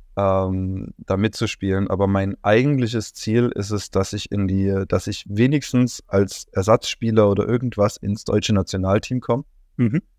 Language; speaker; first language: German; native; German